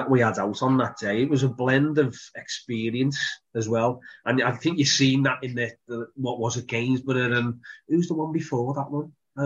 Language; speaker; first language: English; native; English